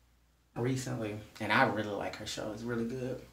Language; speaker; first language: English; native; English